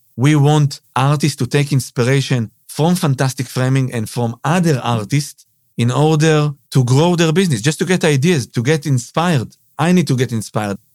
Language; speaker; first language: English; non-native, fluent; Hebrew